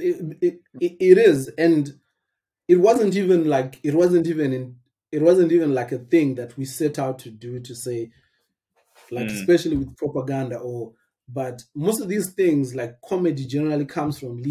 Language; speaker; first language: English; non-native, local second language; Shona